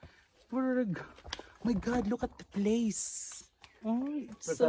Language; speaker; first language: English; non-native, local second language; Cebuano